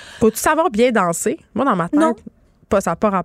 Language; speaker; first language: French; native; French